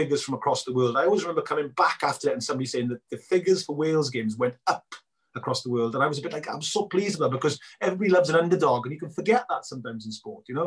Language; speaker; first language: English; native; English